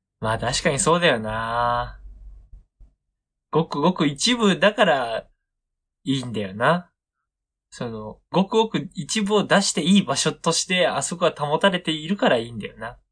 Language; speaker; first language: Japanese; native; Japanese